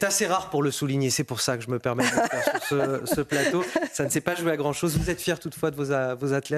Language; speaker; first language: French; native; French